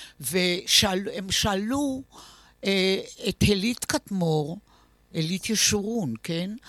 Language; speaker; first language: Hebrew; native; Hebrew